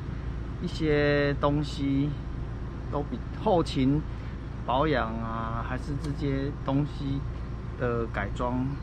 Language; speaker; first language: Chinese; native; Chinese